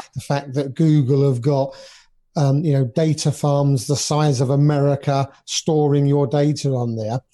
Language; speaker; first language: English; native; English